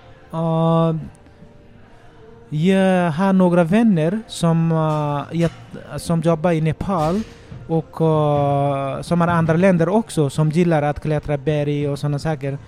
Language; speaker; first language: Swedish; non-native, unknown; Nepali